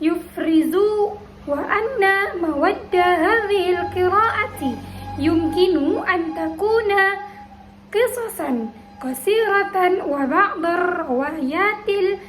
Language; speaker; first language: Arabic; non-native, learner; Indonesian